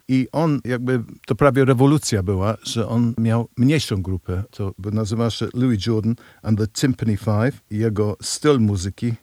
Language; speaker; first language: Polish; non-native, fluent; English